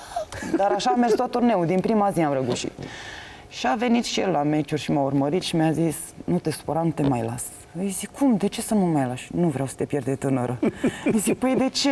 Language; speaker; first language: Romanian; native; Romanian